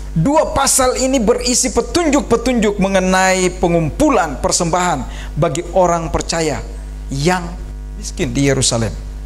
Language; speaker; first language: Indonesian; native; Indonesian